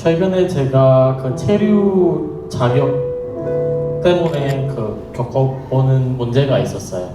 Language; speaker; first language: Korean; non-native, fluent; Indonesian